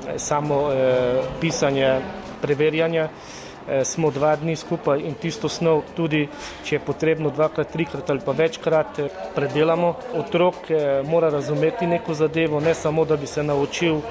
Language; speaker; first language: Slovenian; non-native, local second language; Romany